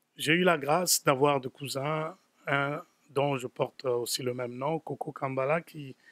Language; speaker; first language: French; non-native, local second language; Lingala